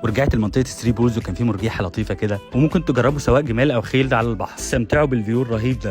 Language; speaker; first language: Arabic; native; Arabic